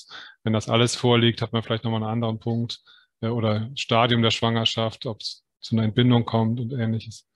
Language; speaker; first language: German; native; German